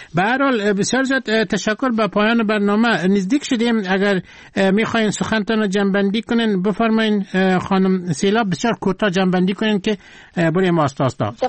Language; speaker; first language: Persian; non-native, local second language; Turkmen